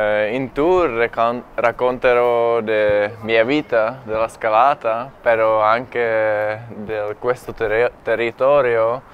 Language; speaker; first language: Italian; non-native, fluent; Czech